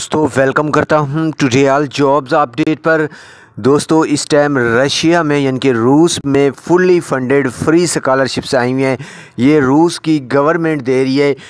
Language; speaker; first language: Urdu; native; Urdu